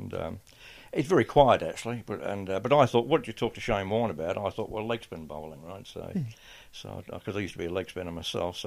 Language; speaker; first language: English; native; English